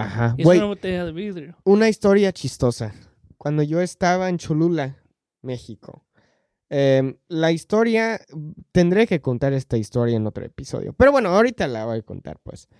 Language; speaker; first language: Spanish; non-native, fluent; English